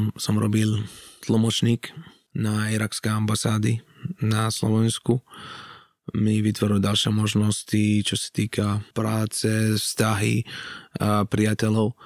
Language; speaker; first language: Slovak; non-native, fluent; Arabic